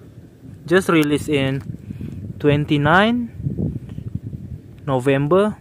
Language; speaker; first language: English; non-native, learner; Malay